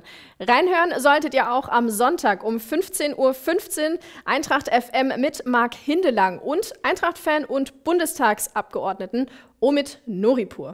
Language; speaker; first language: German; native; German